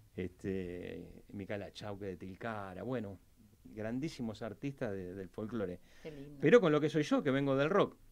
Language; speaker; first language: Spanish; native; Spanish